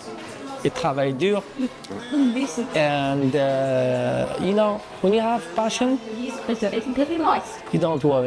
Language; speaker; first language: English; non-native, fluent; French